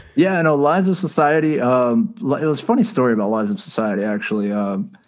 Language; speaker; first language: English; native; English